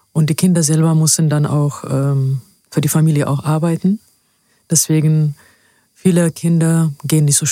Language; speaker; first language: German; non-native, fluent; Amharic